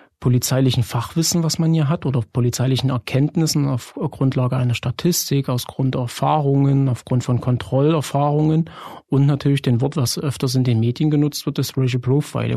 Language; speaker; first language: German; native; German